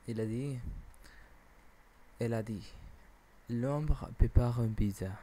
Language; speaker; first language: French; non-native, learner; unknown